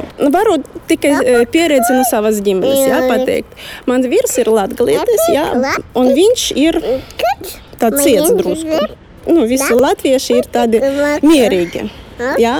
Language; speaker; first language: Latvian; non-native, learner; Russian